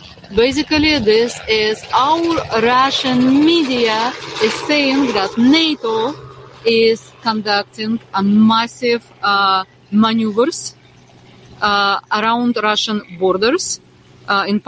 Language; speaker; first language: English; non-native, fluent; Russian